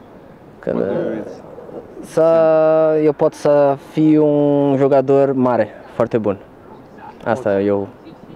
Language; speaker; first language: Romanian; non-native, learner; Portuguese